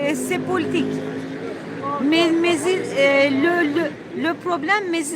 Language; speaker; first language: French; non-native, learner; Turkish